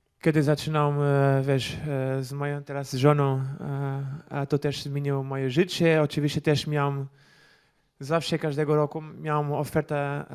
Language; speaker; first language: Polish; non-native, learner; Portuguese